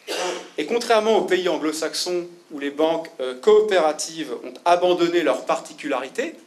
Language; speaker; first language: French; native; French